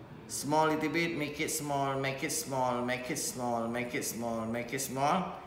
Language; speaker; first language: English; non-native, local second language; Malay